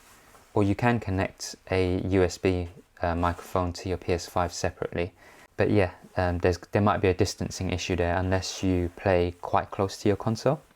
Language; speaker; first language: English; native; English